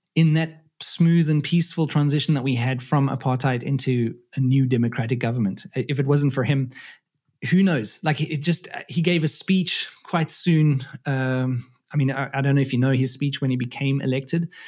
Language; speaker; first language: English; native; English